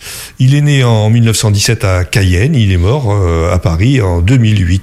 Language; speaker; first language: French; native; French